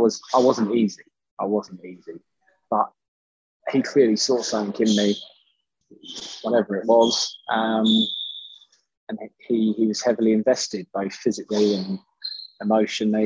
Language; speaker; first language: English; native; English